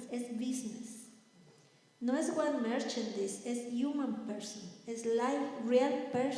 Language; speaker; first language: English; non-native, learner; Spanish